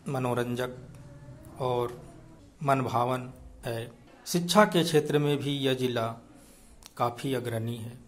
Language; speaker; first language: Hindi; native; Hindi